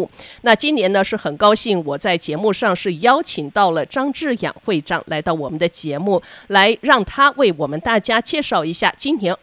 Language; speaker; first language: Chinese; native; Chinese